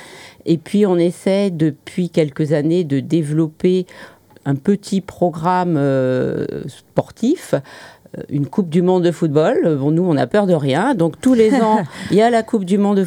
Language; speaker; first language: French; native; French